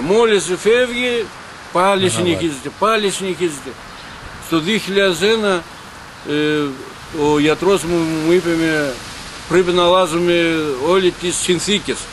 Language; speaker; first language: Greek; non-native, learner; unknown